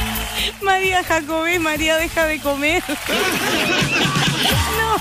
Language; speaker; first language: Spanish; native; Spanish